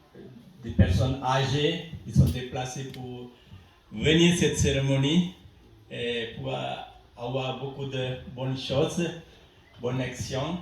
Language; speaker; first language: French; non-native, fluent; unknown